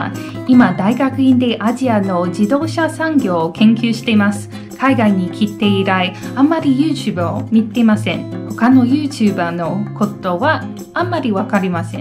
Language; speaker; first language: Japanese; non-native, fluent; English